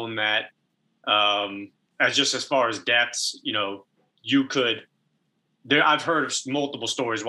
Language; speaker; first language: English; native; English